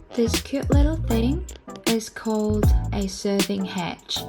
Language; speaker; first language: English; non-native, fluent; Korean